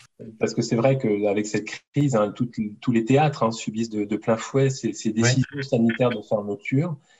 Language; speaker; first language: French; native; French